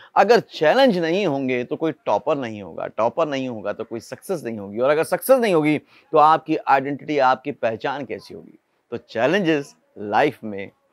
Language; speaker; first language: Hindi; native; Hindi